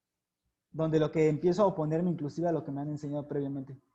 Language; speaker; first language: Spanish; native; Spanish